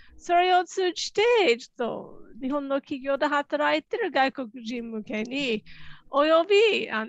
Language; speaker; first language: Japanese; non-native, fluent; English